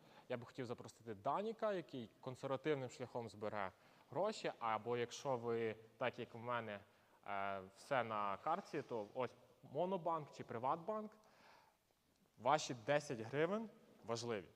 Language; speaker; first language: Ukrainian; native; Ukrainian